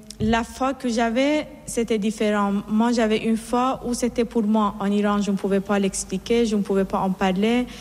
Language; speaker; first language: French; non-native, fluent; Persian